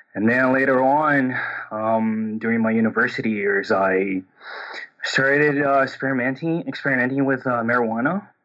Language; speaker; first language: English; non-native, fluent; Portuguese